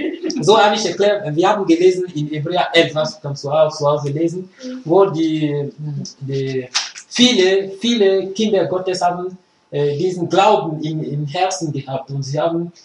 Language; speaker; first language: German; non-native, fluent; French